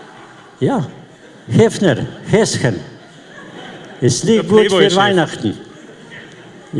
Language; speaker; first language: German; non-native, learner; Slovenian